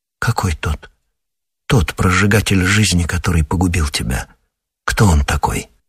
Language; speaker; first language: Russian; native; Russian